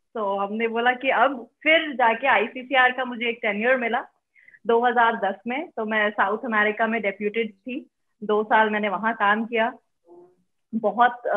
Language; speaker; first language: Hindi; native; Hindi